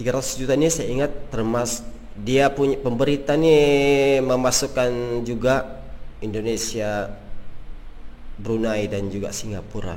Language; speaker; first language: Malay; native; Malay